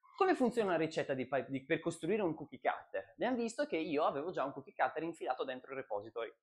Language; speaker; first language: Italian; native; Italian